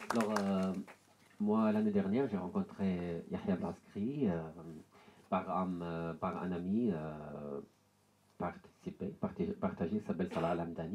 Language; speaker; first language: French; non-native, learner; Arabic